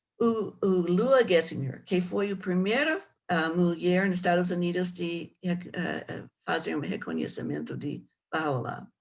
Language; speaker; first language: Portuguese; non-native, learner; English